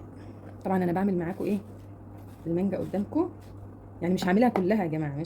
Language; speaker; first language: Arabic; native; Arabic